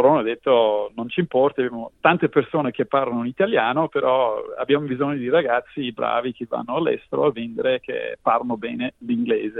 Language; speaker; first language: Italian; non-native, fluent; English